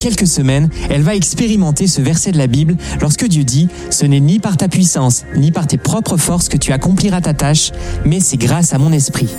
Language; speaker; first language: French; native; French